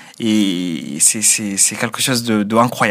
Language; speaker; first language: French; non-native, fluent; Arabic